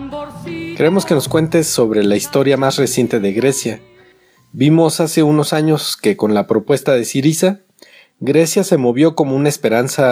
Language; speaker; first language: Spanish; native; Spanish